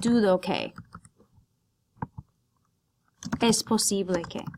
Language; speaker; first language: Spanish; non-native, fluent; English